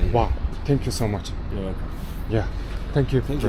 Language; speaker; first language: English; non-native, learner; Mongolian